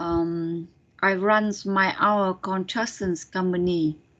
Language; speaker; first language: English; non-native, learner; Vietnamese